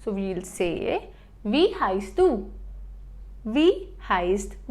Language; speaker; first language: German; non-native, fluent; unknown